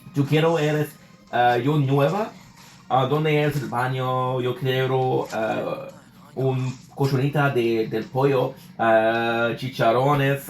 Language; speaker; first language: Spanish; non-native, learner; English